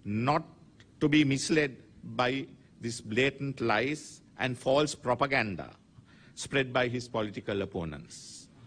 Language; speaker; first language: English; non-native, local second language; Sinhala